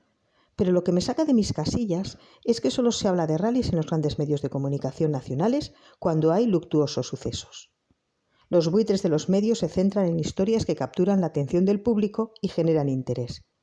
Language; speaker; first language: Spanish; native; Spanish